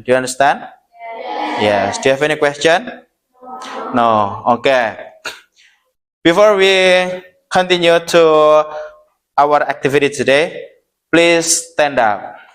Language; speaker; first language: English; non-native, learner; Indonesian